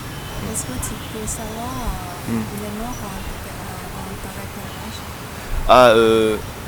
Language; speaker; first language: French; non-native, learner; Vietnamese